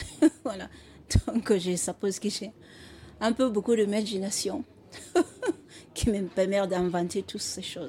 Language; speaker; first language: French; non-native, fluent; Xhosa